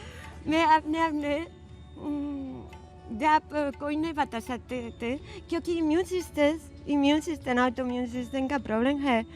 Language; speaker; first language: Hindi; non-native, learner; Spanish